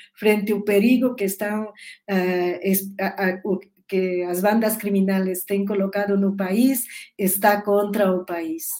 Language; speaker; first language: Portuguese; non-native, learner; Spanish